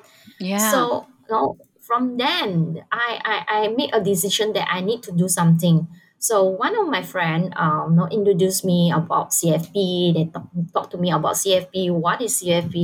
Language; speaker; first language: English; non-native, local second language; Chinese